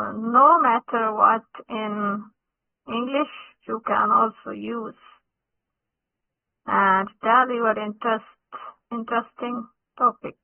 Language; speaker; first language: English; non-native, local second language; Urdu